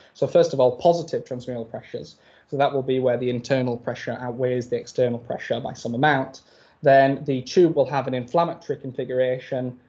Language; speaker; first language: English; native; English